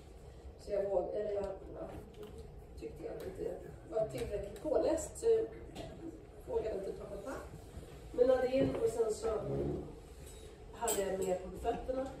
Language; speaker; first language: Swedish; native; Swedish